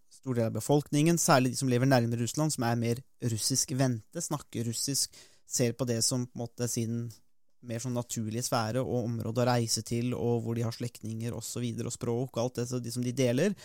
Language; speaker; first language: Norwegian; native; Norwegian